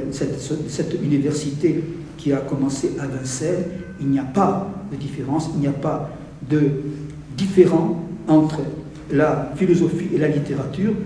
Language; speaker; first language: French; native; French